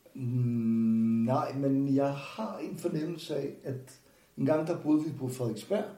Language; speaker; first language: Danish; non-native, fluent; Portuguese